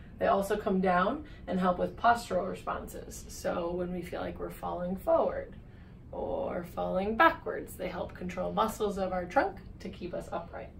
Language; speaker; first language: English; native; English